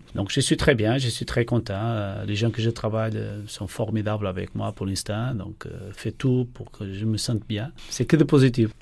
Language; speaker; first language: French; non-native, fluent; Portuguese